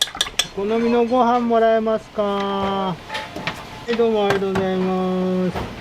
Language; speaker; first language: Japanese; native; Japanese